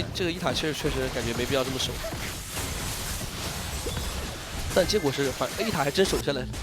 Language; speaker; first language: Chinese; native; Chinese